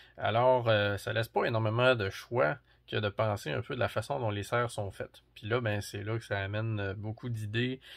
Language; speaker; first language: French; native; French